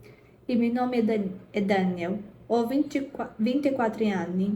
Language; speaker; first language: Italian; non-native, learner; Portuguese